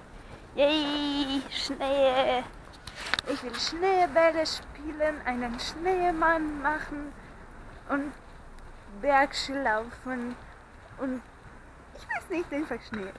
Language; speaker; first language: German; non-native, fluent; Russian